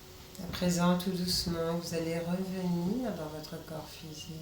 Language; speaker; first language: French; native; French